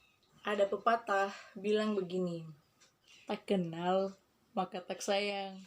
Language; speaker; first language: Indonesian; native; Indonesian